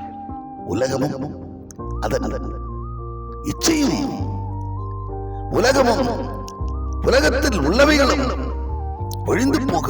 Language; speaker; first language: Tamil; native; Tamil